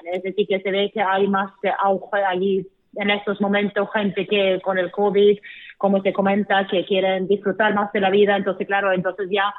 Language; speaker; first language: Spanish; non-native, fluent; Swedish